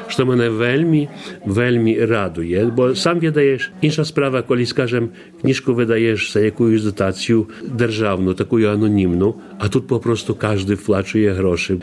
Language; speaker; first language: Polish; non-native, local second language; Ukrainian